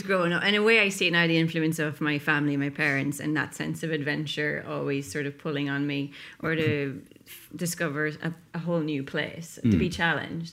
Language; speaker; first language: English; native; English